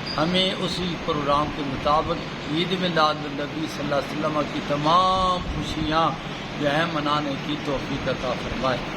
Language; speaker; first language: Urdu; non-native, local second language; Punjabi